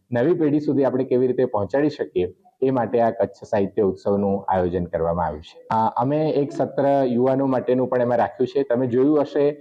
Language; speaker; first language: Gujarati; non-native, local second language; Kachhi